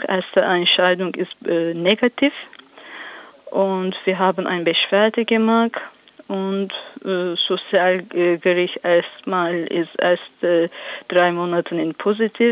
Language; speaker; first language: German; non-native, learner; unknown